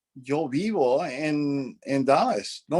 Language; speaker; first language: Spanish; non-native, learner; English